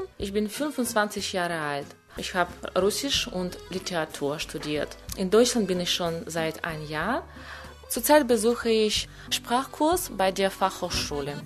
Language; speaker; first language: German; non-native, learner; Ukrainian